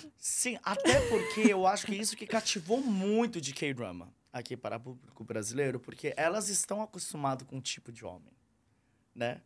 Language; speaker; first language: Portuguese; early bilingual, other home language; Korean